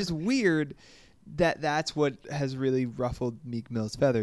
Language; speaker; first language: English; native; English